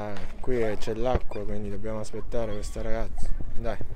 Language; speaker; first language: Italian; non-native, learner; Japanese